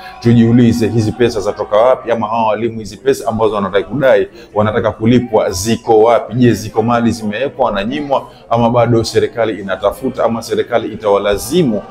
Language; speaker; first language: Swahili; native; Swahili